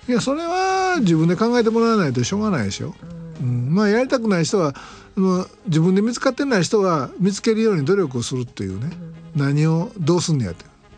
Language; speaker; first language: Japanese; native; Japanese